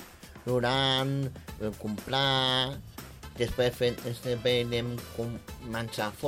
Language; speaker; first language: Catalan; non-native, local second language; Spanish